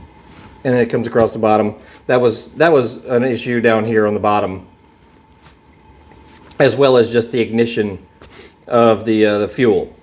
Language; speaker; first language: English; native; English